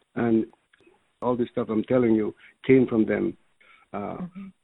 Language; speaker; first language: English; early bilingual, other home language; Filipino